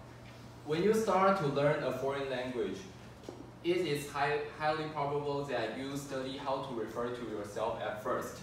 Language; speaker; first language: English; non-native, fluent; Chinese